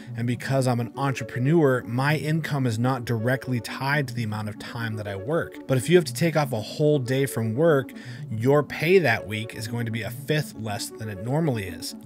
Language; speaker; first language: English; native; English